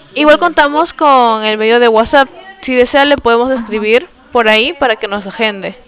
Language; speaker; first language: Spanish; native; Spanish